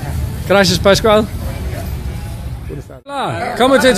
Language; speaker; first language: Spanish; non-native, learner; English